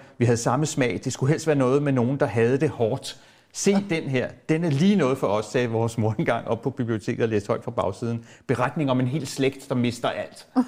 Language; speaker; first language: Danish; native; Danish